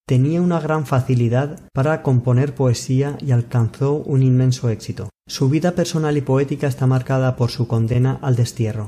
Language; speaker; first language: Spanish; native; Spanish